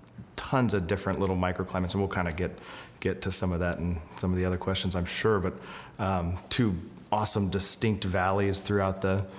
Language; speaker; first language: English; native; English